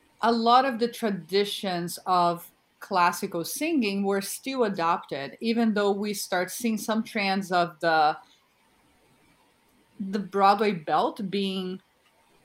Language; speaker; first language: English; non-native, fluent; Portuguese